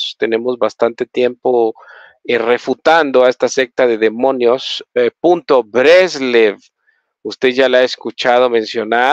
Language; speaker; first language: Spanish; native; Spanish